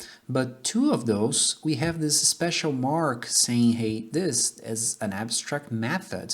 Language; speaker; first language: English; non-native, fluent; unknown